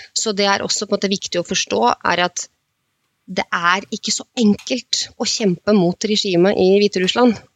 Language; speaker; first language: Norwegian; non-native, fluent; Russian